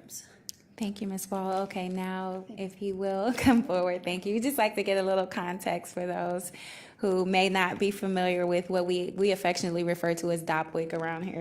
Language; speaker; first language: English; native; English